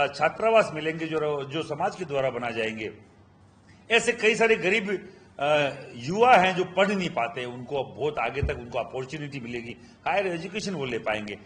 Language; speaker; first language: Hindi; non-native, local second language; Rajasthani